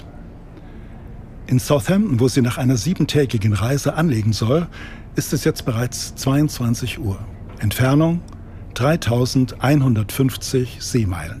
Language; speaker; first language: German; native; German